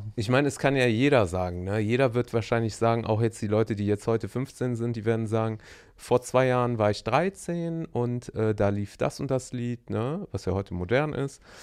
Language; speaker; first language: German; native; German